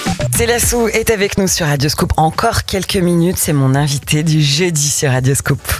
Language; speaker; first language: French; native; French